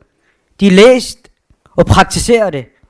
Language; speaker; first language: Danish; non-native, fluent; Arabic